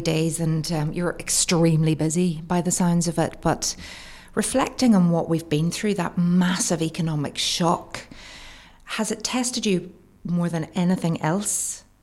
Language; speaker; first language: English; native; English